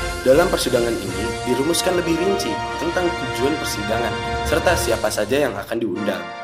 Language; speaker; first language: Indonesian; native; Indonesian